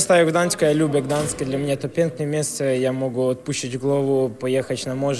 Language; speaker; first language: Polish; non-native, learner; Ukrainian